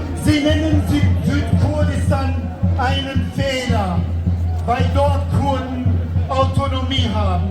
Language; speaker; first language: German; non-native, fluent; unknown